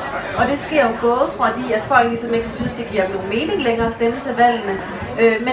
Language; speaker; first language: Danish; native; Danish